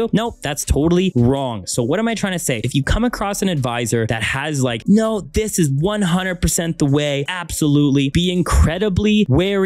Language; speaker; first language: English; native; English